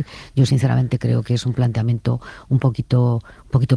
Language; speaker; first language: Spanish; native; Spanish